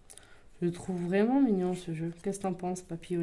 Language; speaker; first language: French; native; French